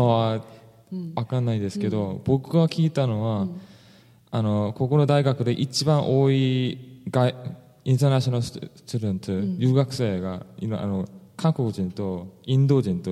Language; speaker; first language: Japanese; non-native, fluent; English